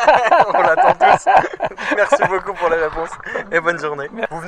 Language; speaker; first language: French; native; French